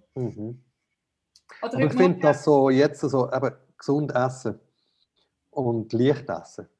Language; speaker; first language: German; native; German